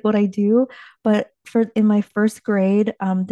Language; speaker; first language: English; early bilingual, other home language; Chinese